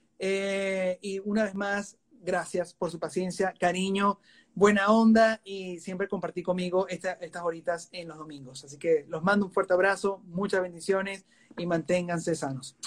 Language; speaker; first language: Spanish; native; Spanish